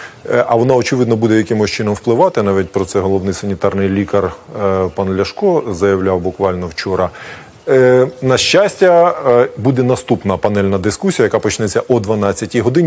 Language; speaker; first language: Ukrainian; native; Ukrainian